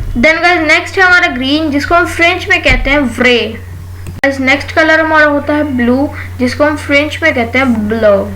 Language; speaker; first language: Hindi; native; Hindi